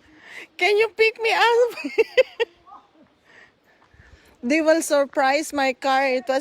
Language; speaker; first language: English; non-native, local second language; Filipino